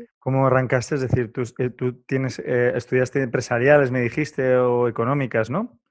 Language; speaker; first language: Spanish; native; Spanish